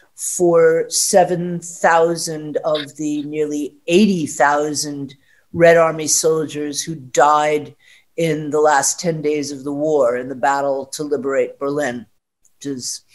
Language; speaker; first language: English; native; English